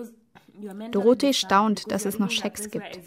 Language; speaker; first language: German; native; German